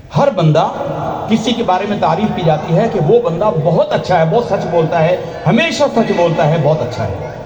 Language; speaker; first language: Urdu; non-native, local second language; Punjabi